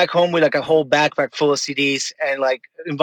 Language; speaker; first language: English; non-native, fluent; Spanish